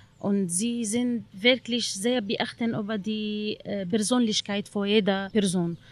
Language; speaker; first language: German; non-native, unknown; Arabic